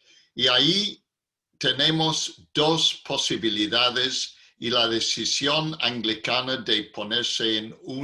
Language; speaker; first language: Spanish; non-native, fluent; English